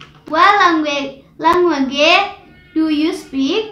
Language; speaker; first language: English; non-native, learner; Indonesian